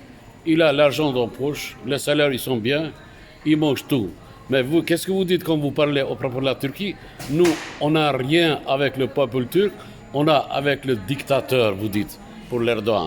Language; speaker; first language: French; non-native, fluent; Turkish